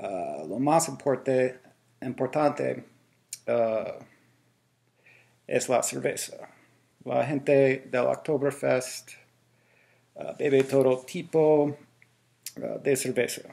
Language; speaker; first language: Spanish; non-native, learner; English